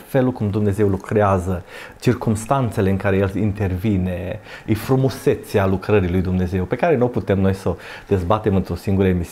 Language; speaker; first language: Romanian; native; Romanian